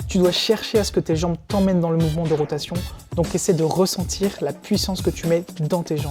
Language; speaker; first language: French; native; French